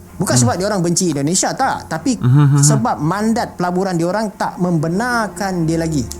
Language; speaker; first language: Malay; native; Malay